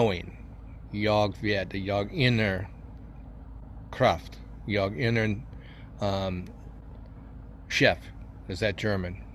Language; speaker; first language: Swedish; non-native, learner; English